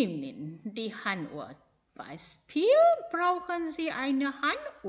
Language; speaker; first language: German; non-native, fluent; Indonesian